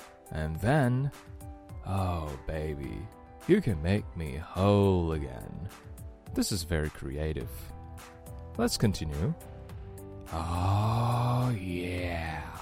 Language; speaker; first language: English; non-native, fluent; Chinese